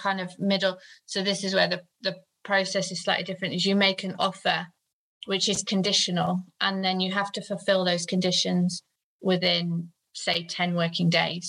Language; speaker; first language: English; native; English